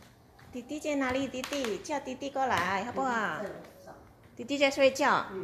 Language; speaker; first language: Chinese; non-native, fluent; Indonesian